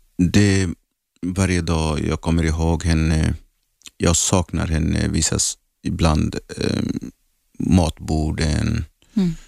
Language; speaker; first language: Swedish; non-native, learner; Arabic